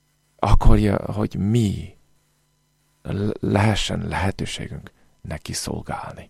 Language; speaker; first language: Hungarian; non-native, fluent; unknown